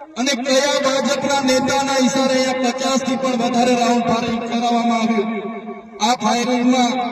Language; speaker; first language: Gujarati; non-native, local second language; Vasavi